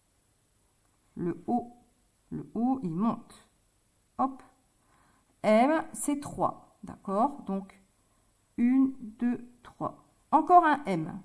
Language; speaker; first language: French; native; French